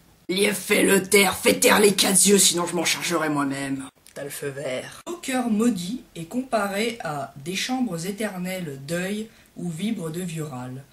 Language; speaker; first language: French; native; French